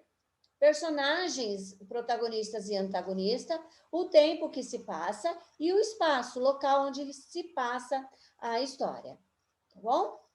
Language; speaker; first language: Portuguese; native; Portuguese